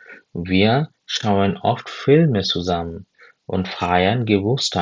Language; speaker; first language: German; non-native, learner; Bangla